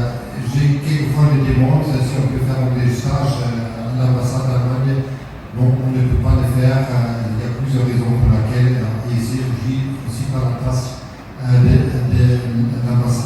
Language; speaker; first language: French; non-native, fluent; German